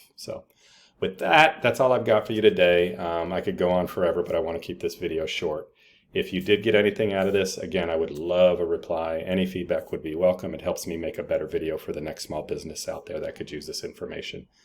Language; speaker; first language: English; native; English